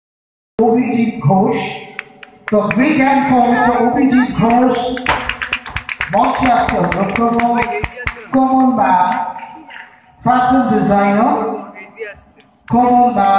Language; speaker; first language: English; non-native, local second language; Bangla